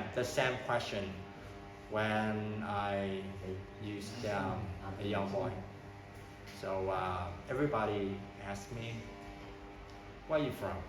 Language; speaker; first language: English; non-native, learner; Vietnamese